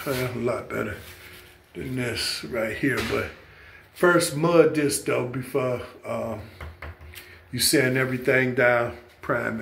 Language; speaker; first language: English; native; English